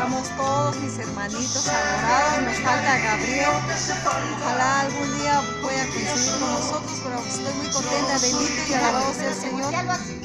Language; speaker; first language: Spanish; native; Spanish